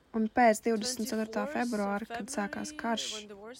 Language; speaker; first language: Latvian; non-native, fluent; Russian